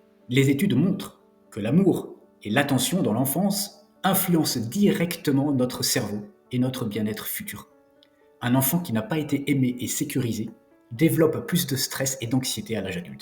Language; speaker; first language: French; native; French